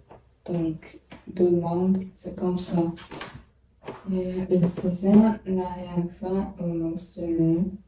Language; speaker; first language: French; non-native, learner; Chinese